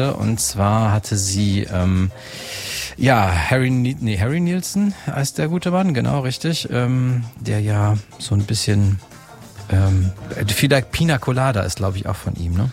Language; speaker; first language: German; native; German